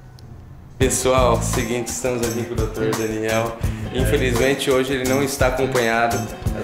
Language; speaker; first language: Portuguese; native; Portuguese